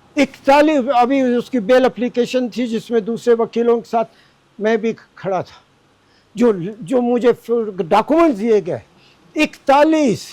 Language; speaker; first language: Urdu; non-native, local second language; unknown